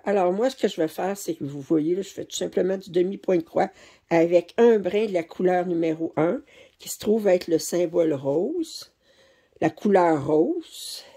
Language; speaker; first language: French; native; French